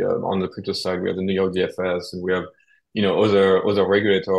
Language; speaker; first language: English; non-native, fluent; French